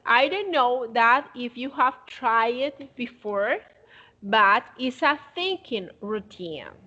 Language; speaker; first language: English; non-native, fluent; Spanish